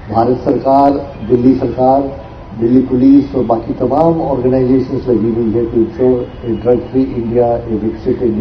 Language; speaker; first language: Hindi; native; Hindi